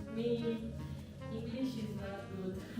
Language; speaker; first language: English; non-native, learner; Spanish